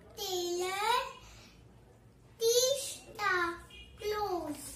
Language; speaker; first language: English; non-native, learner; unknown